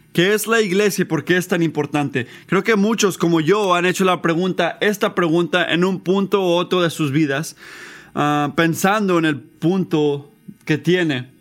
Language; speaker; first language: Spanish; non-native, fluent; English